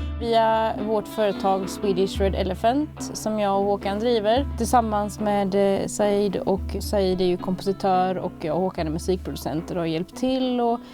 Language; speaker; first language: Swedish; native; Swedish